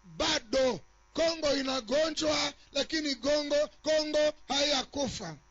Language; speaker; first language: Swahili; non-native, local second language; Nande